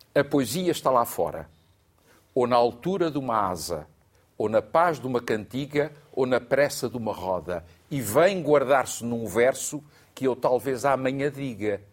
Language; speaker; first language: Portuguese; native; Portuguese